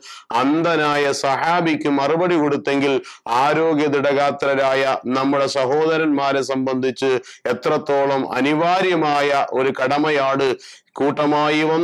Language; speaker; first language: Malayalam; native; Malayalam